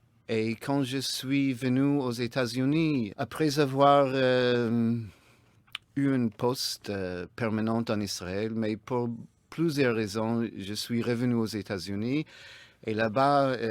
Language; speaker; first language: French; non-native, fluent; English